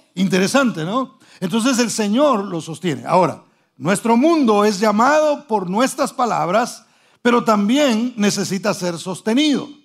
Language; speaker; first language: Spanish; early bilingual, heritage; Spanish